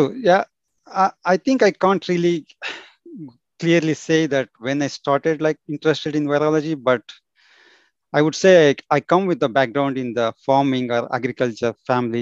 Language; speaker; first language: English; non-native, local second language; Kannada